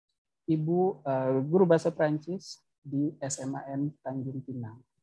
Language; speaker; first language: Indonesian; native; Indonesian